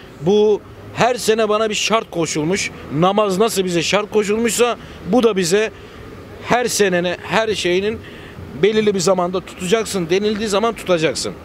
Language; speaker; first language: Turkish; native; Turkish